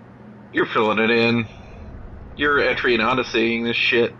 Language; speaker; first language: English; native; English